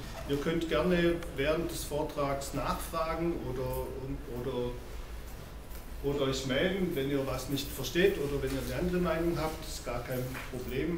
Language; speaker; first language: German; native; German